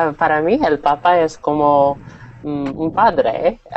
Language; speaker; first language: Spanish; non-native, learner; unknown